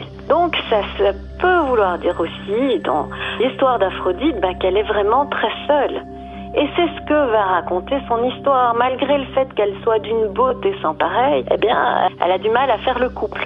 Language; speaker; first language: French; native; French